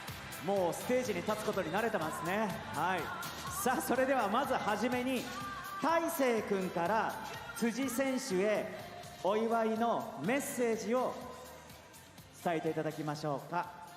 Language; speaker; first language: Japanese; native; Japanese